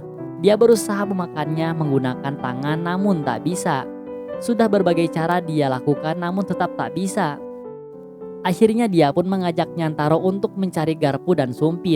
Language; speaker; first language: Indonesian; native; Indonesian